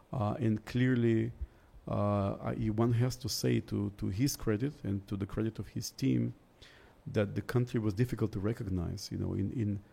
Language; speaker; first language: English; early bilingual, other home language; Russian